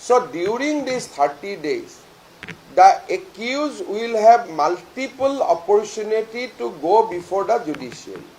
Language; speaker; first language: English; non-native, local second language; Assamese